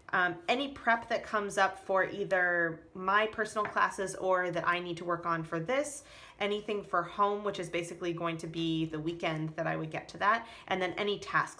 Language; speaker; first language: English; native; English